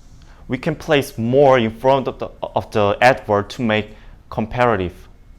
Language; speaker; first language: English; non-native, learner; Indonesian